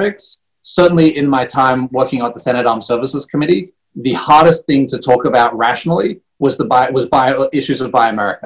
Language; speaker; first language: English; native; English